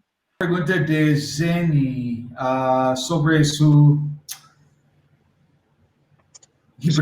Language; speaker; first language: Spanish; non-native, learner; English